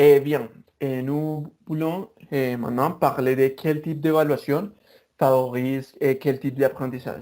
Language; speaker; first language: French; non-native, learner; Spanish